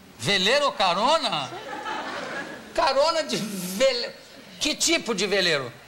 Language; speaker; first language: Portuguese; native; Portuguese